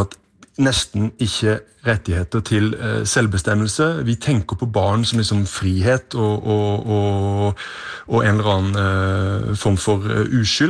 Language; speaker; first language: Norwegian; native; Norwegian